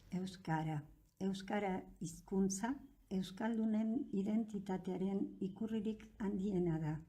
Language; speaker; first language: Basque; non-native, fluent; Spanish